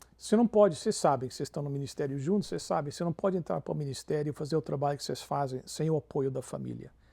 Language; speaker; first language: Portuguese; non-native, fluent; English